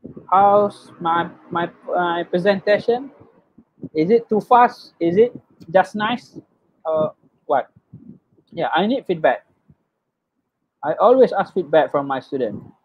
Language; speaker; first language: English; non-native, local second language; Malay